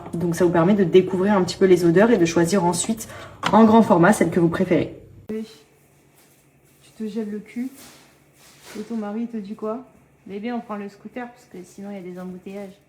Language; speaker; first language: French; native; French